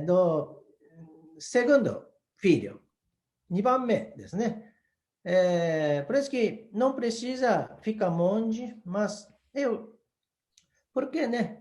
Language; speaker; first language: Portuguese; non-native, learner; Japanese